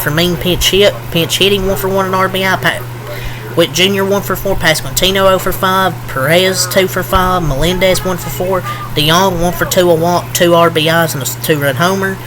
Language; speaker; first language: English; native; English